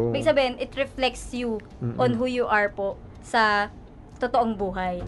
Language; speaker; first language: Filipino; native; Filipino